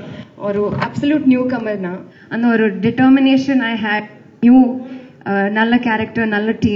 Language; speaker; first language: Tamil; non-native, learner; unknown